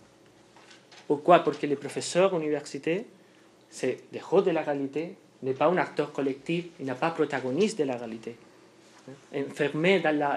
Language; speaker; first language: French; non-native, fluent; Spanish